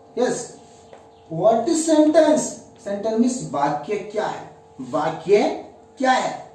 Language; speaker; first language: Hindi; native; Hindi